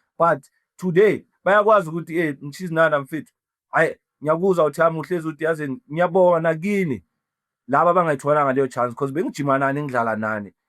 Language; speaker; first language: Zulu; non-native, local second language; Southern Sotho